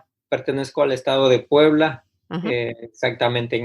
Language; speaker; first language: Spanish; native; Spanish